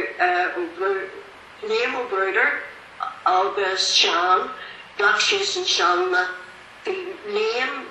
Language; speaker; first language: Irish; non-native, local second language; English